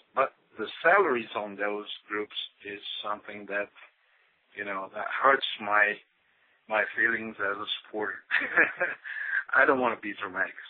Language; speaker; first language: English; non-native, fluent; Portuguese